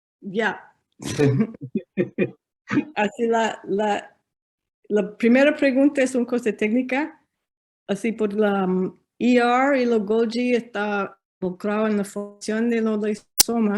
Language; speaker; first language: Spanish; non-native, learner; English